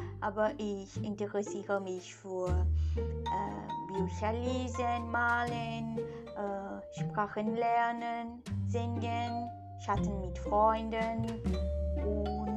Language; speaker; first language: German; non-native, learner; Portuguese